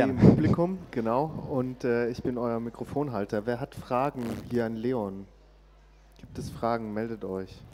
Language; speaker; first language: German; native; German